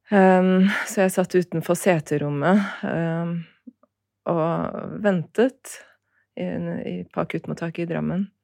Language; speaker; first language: Norwegian; early bilingual, other home language; Turkish